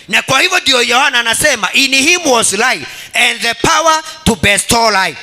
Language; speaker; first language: English; non-native, local second language; Swahili